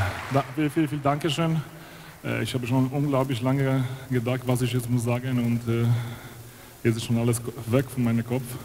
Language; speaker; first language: German; non-native, learner; Polish